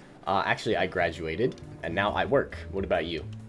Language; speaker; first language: English; native; English